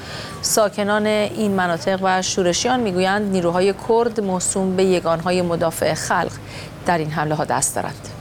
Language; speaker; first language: Persian; native; Persian